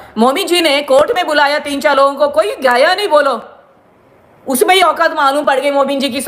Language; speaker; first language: Hindi; non-native, local second language; Gujarati